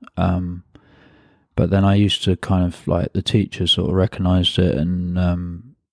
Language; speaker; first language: English; native; English